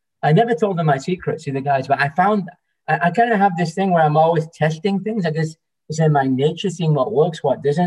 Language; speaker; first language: English; native; English